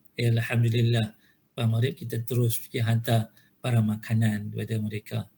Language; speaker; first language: Malay; native; Malay